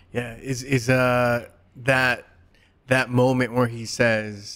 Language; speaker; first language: English; native; English